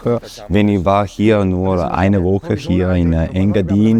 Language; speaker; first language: German; non-native, learner; Italian